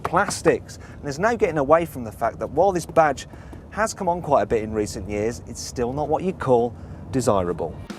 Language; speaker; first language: English; native; English